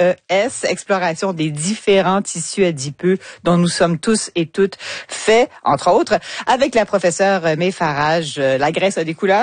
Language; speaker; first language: French; native; French